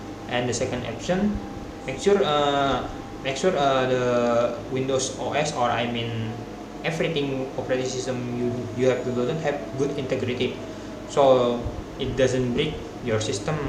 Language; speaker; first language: English; non-native, learner; Indonesian